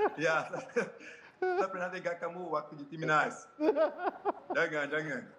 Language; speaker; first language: Indonesian; non-native, fluent; Portuguese